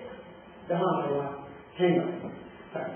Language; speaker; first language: Swedish; non-native, fluent; Persian